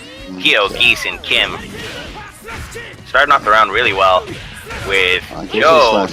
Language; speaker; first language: English; native; English